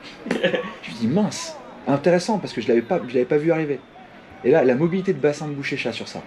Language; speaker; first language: French; native; French